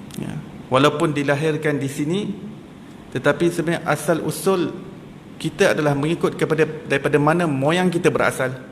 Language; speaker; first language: Malay; native; Malay